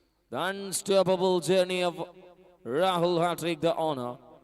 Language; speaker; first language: English; non-native, local second language; Malayalam